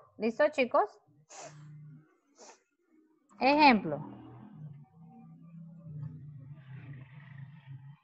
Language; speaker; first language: Spanish; native; Spanish